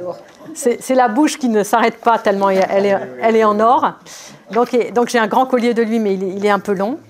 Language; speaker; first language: French; native; French